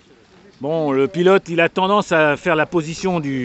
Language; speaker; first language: French; native; French